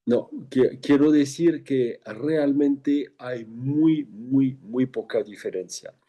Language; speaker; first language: Spanish; non-native, fluent; French